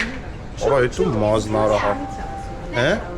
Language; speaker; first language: English; non-native, learner; Armenian